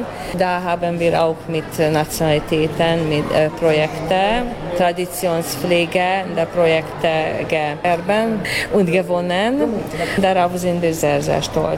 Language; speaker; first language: German; native; German